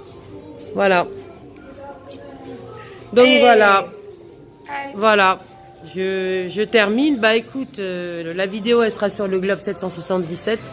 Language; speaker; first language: French; native; French